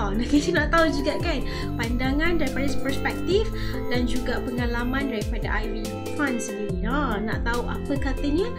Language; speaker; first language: Malay; native; Malay